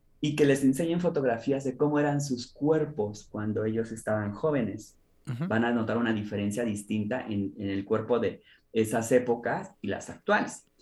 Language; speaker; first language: Spanish; native; Spanish